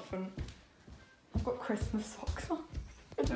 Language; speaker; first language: English; native; English